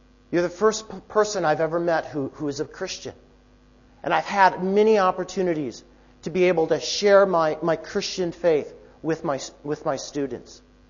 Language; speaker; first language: English; native; English